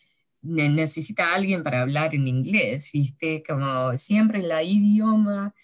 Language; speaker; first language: Spanish; early bilingual, heritage; Spanish